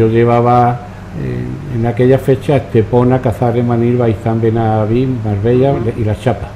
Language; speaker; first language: Spanish; native; Spanish